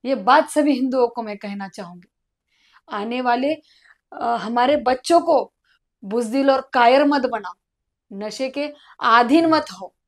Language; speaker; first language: Hindi; non-native, local second language; Marathi